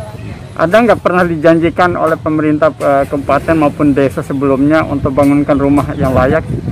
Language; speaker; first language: Indonesian; native; Indonesian